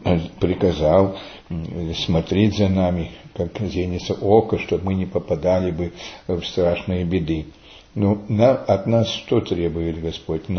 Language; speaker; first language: Russian; early bilingual, heritage; Russian